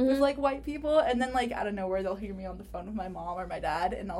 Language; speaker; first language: English; early bilingual, other home language; Spanish